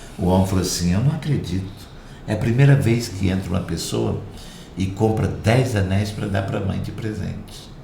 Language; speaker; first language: Portuguese; native; Portuguese